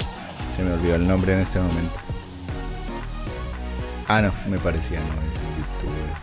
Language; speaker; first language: Spanish; native; Spanish